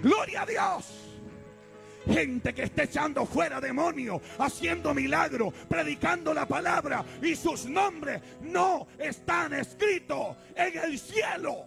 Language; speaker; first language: Spanish; native; Spanish